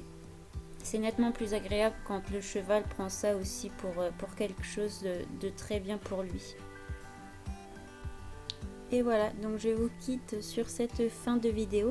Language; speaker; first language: French; native; French